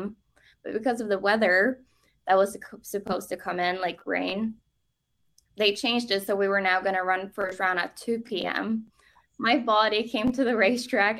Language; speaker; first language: English; non-native, fluent; Norwegian